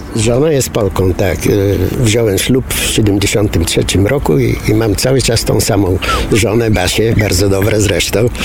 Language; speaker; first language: Polish; non-native, fluent; Bulgarian